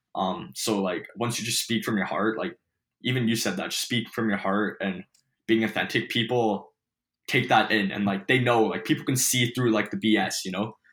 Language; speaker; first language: English; early bilingual, other home language; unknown